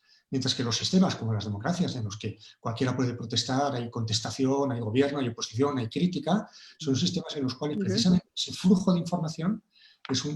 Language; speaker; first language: Spanish; native; Spanish